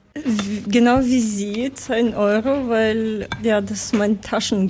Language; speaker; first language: German; non-native, learner; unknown